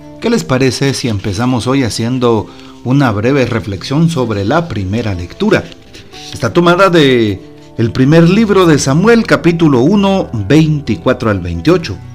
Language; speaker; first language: Spanish; native; Spanish